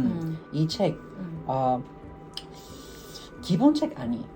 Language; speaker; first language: Korean; non-native, learner; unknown